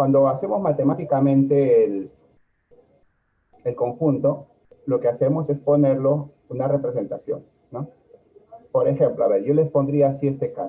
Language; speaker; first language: Spanish; native; Spanish